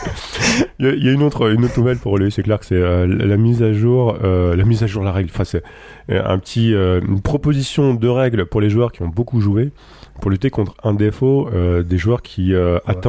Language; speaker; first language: French; native; French